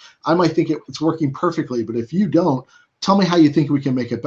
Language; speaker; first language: English; native; English